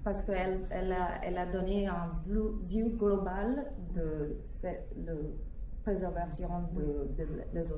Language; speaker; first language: French; non-native, fluent; English